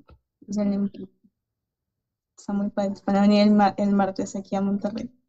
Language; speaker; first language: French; non-native, learner; Spanish